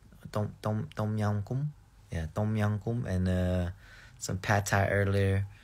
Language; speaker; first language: English; early bilingual, other home language; Korean